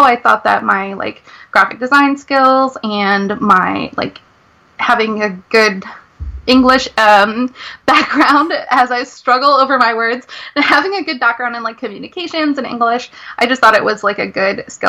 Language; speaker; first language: English; native; English